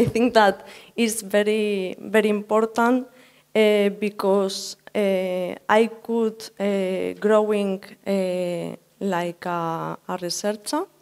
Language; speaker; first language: English; non-native, learner; Spanish